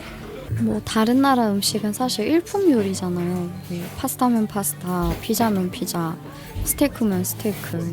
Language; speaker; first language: Korean; non-native, fluent; Persian